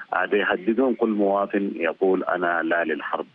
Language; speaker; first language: Arabic; native; Arabic